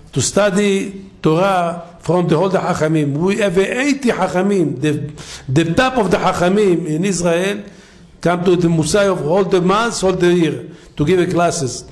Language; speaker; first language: English; non-native, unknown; Hebrew